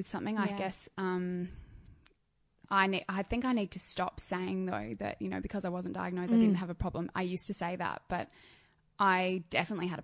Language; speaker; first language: English; native; English